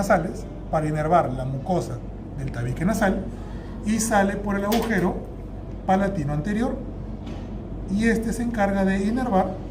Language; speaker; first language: Spanish; native; Spanish